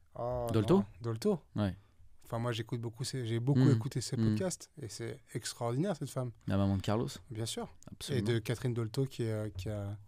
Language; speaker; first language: French; native; French